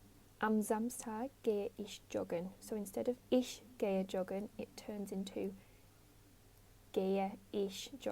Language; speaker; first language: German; non-native, fluent; English